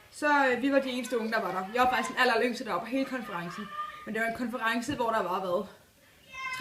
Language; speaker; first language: Danish; native; Danish